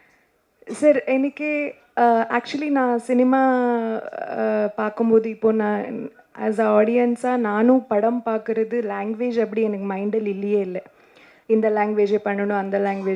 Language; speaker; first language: Tamil; non-native, learner; Kannada